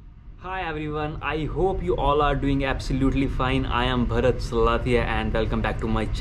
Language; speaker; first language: English; non-native, local second language; Hindi